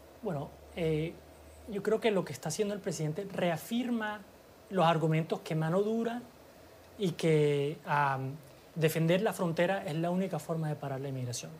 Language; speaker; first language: Spanish; early bilingual, heritage; Spanish